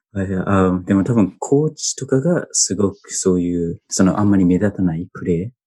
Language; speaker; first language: Japanese; early bilingual, heritage; Japanese